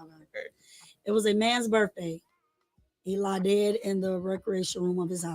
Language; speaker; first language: English; native; English